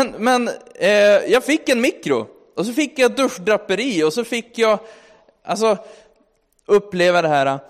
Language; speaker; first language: Swedish; native; Swedish